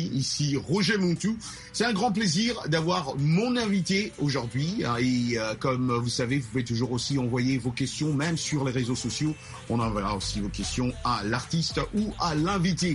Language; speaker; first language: French; non-native, local second language; Lingala